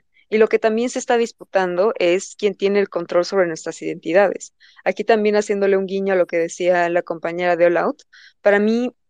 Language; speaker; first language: Spanish; native; Spanish